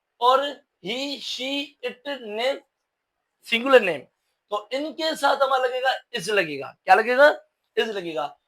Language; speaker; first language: Urdu; non-native, local second language; Sindhi